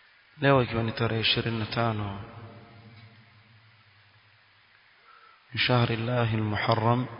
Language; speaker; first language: Arabic; non-native, fluent; Swahili